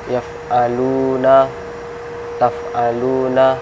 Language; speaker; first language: Arabic; non-native, learner; Indonesian